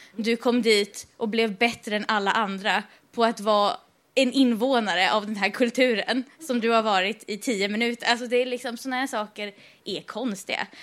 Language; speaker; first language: Swedish; early bilingual, other home language; Persian